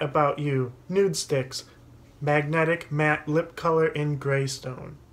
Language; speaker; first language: English; native; English